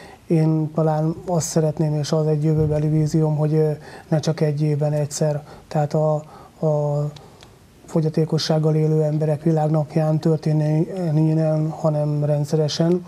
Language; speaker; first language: Hungarian; native; Hungarian